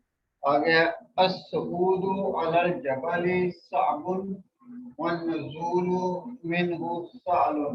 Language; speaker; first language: Arabic; non-native, learner; Urdu